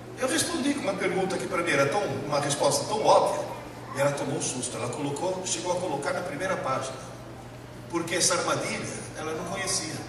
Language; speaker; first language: Portuguese; early bilingual, other home language; Italian